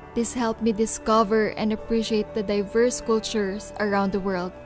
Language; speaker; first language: English; non-native, local second language; Pampanga